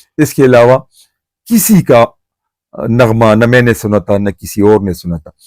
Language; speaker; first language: Urdu; non-native, local second language; Pashto